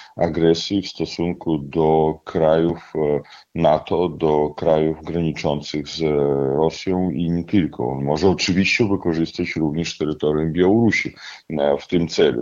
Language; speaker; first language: Polish; non-native, fluent; Russian